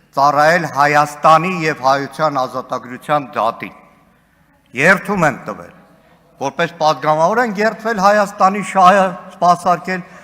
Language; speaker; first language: Armenian; native; Armenian